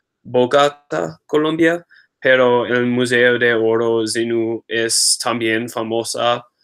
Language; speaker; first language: Spanish; non-native, learner; English